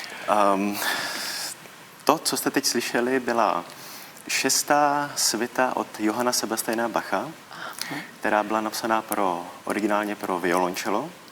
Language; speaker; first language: Czech; native; Czech